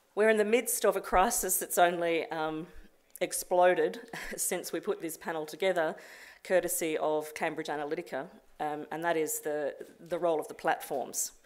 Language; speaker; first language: English; native; English